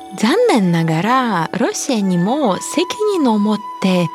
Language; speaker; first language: Japanese; non-native, fluent; Russian